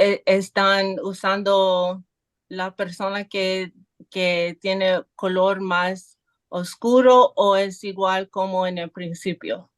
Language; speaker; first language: Spanish; non-native, learner; English